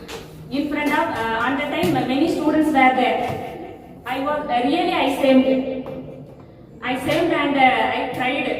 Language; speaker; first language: English; non-native, learner; Tamil